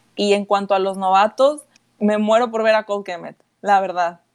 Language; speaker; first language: Spanish; native; Spanish